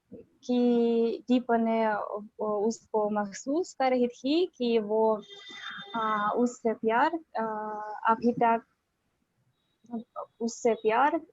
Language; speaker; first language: Hindi; non-native, learner; Russian